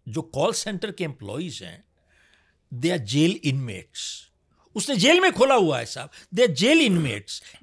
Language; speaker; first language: Hindi; native; Hindi